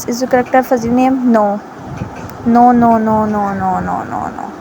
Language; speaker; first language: English; non-native, learner; Urdu